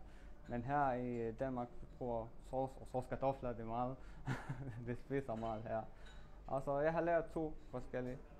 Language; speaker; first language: Danish; non-native, learner; Arabic